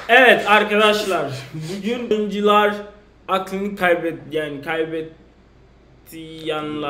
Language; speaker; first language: Turkish; non-native, learner; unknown